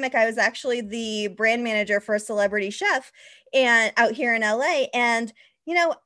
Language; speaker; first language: English; native; English